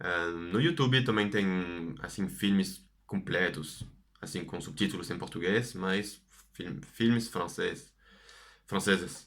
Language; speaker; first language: Portuguese; non-native, fluent; French